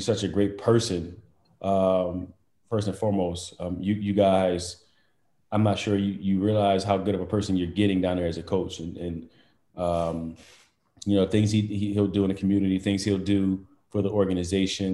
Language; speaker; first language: English; native; English